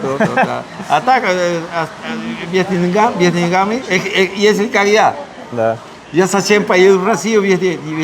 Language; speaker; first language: Russian; non-native, learner; Spanish